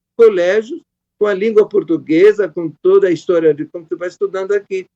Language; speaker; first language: Portuguese; non-native, fluent; Arabic